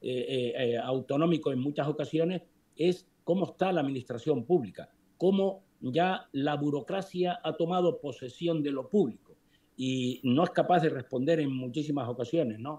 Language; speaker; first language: Spanish; native; Spanish